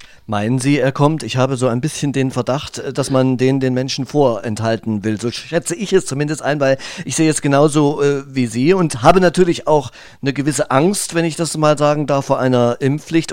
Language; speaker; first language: German; native; German